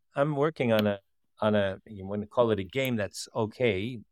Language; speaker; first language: English; early bilingual, other home language; Dutch